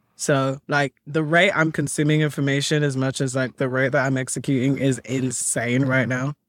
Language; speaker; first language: English; early bilingual, other home language; Akan